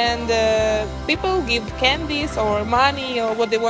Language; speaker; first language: English; non-native, learner; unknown